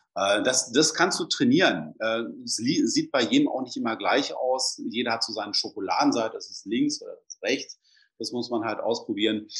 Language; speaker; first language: German; native; German